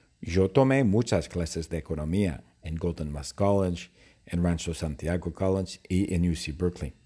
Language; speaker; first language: Spanish; non-native, fluent; English